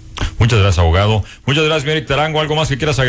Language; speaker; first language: Spanish; native; Spanish